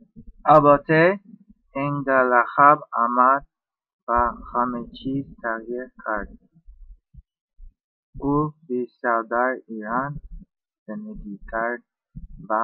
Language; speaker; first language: Persian; non-native, learner; English